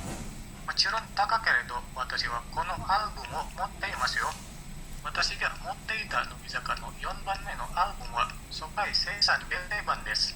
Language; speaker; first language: Japanese; non-native, learner; Indonesian